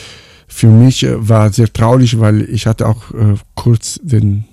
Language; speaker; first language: German; non-native, fluent; Italian